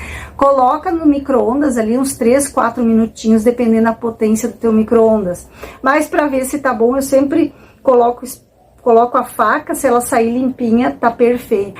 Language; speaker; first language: Portuguese; native; Portuguese